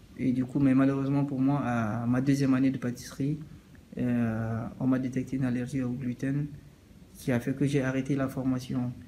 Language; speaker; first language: French; non-native, local second language; Fula